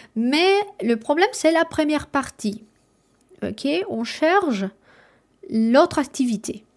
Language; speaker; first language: French; non-native, fluent; Spanish